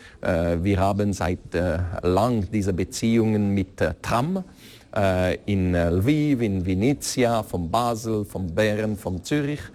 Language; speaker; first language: German; non-native, local second language; French